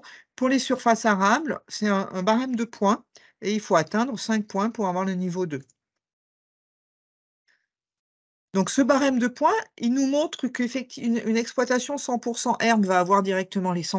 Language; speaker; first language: French; native; French